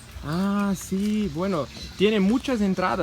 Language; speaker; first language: Spanish; non-native, learner; Portuguese